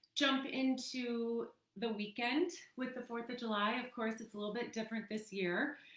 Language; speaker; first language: English; native; English